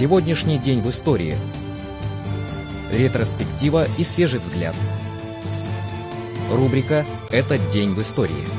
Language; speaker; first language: Russian; native; Russian